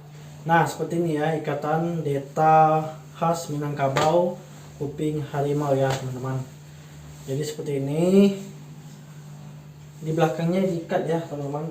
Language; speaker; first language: Indonesian; native; Indonesian